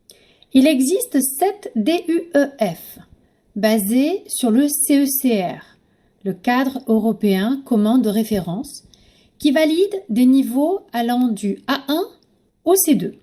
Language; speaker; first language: French; native; French